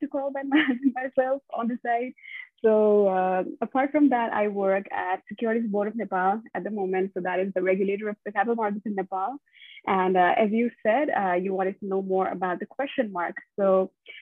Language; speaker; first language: English; non-native, local second language; Nepali